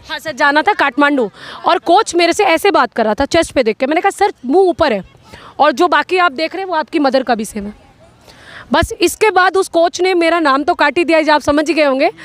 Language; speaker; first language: Hindi; native; Hindi